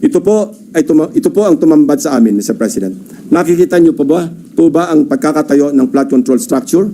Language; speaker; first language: Filipino; native; Filipino